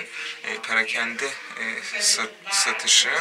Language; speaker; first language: Turkish; native; Turkish